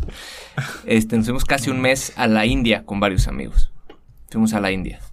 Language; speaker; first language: Spanish; native; Spanish